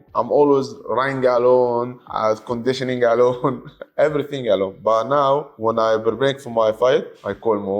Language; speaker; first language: English; non-native, learner; Arabic